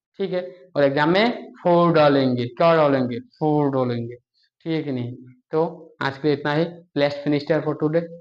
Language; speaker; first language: Hindi; non-native, local second language; Bangla